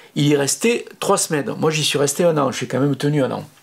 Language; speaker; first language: French; native; French